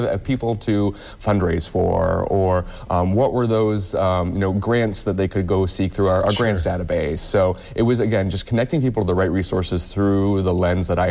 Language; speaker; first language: English; native; English